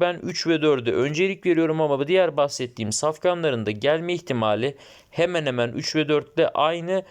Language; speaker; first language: Turkish; native; Turkish